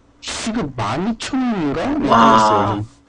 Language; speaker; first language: Korean; native; Korean